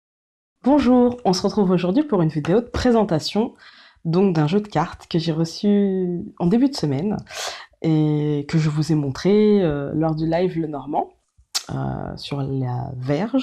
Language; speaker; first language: French; native; French